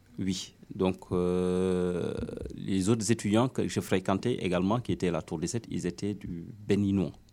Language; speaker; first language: French; non-native, local second language; Wolof